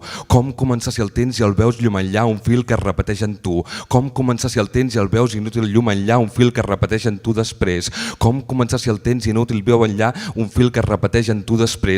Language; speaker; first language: Catalan; native; Catalan